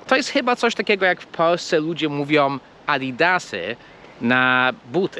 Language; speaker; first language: Polish; non-native, fluent; English